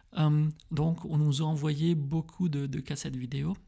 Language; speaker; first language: French; early bilingual, heritage; French